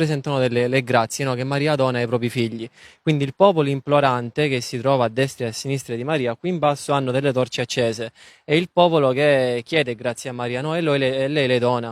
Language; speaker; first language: Italian; native; Italian